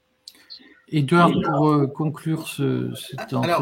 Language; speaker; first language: French; native; French